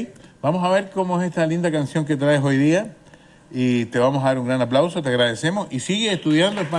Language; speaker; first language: Spanish; native; Spanish